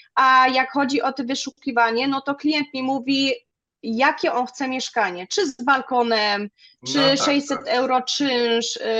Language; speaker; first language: Polish; early bilingual, other home language; German